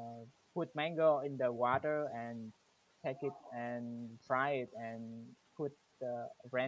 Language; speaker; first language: English; non-native, learner; Vietnamese